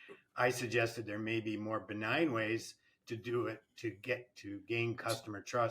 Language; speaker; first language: English; native; English